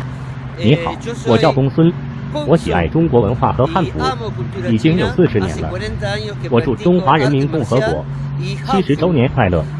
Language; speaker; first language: Chinese; non-native, learner; Spanish